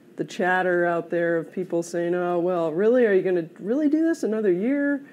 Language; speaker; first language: English; native; English